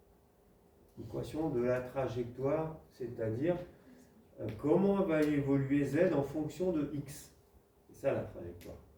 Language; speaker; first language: French; native; French